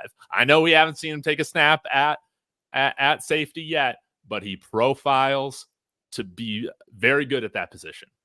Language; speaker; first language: English; native; English